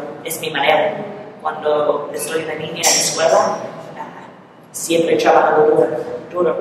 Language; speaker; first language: Spanish; non-native, learner; English